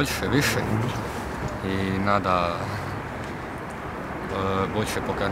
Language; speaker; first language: Russian; non-native, learner; Croatian